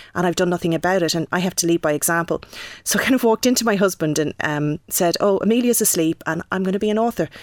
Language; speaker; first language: English; native; English